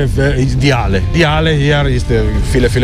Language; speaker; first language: German; non-native, learner; Italian